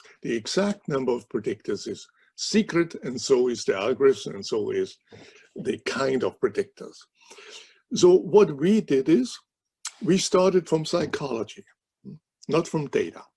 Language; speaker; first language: English; non-native, fluent; German